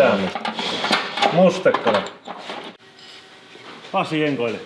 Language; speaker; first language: Finnish; native; Finnish